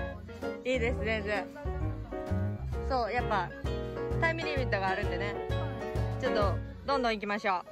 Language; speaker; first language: Japanese; native; Japanese